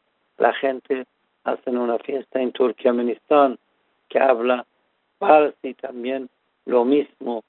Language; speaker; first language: Spanish; non-native, fluent; Persian